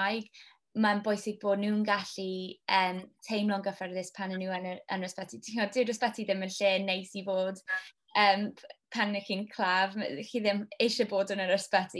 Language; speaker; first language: Welsh; non-native, local second language; English